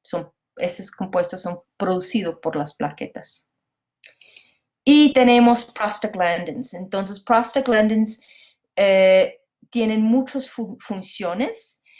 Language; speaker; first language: Spanish; non-native, fluent; English